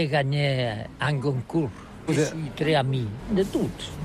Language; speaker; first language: French; non-native, learner; Catalan